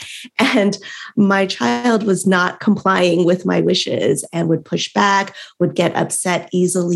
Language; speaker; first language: English; native; English